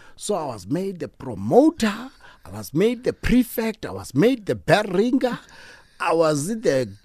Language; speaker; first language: English; non-native, local second language; Xhosa